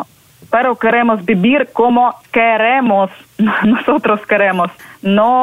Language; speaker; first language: Spanish; non-native, learner; Ukrainian